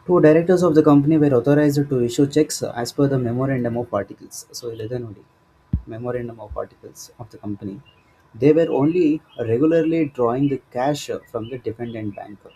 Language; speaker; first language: English; non-native, local second language; Kannada